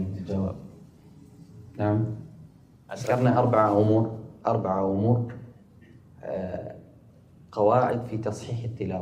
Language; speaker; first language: Arabic; native; Arabic